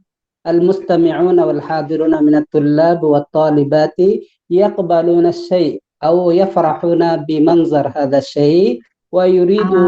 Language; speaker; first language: Arabic; non-native, learner; Malay